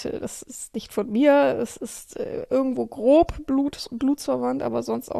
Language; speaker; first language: German; native; German